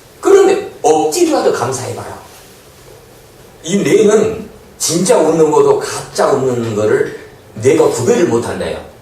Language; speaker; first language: Korean; native; Korean